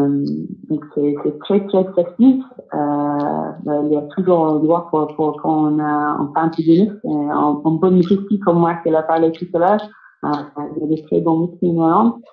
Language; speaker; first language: French; non-native, fluent; English